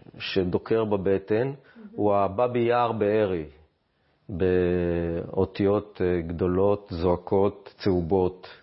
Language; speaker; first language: Hebrew; native; Hebrew